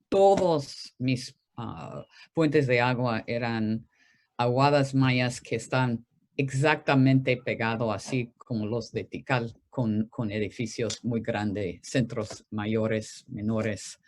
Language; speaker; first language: Spanish; non-native, fluent; English